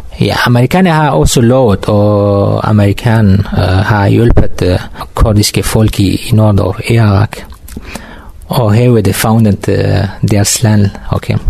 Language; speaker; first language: Danish; non-native, learner; Kurdish